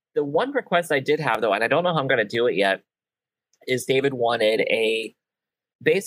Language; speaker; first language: English; native; English